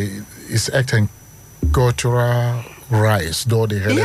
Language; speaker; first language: Dutch; non-native, learner; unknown